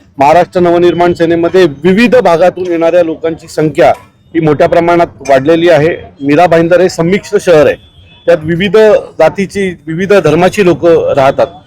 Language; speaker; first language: Marathi; native; Marathi